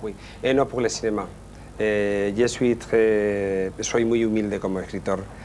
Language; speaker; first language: French; non-native, learner; Spanish